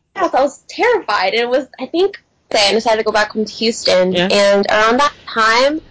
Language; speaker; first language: English; native; English